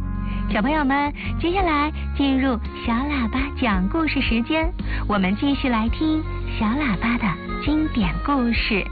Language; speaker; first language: Chinese; native; Chinese